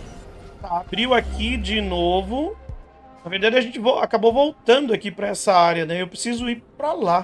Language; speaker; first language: Portuguese; native; Portuguese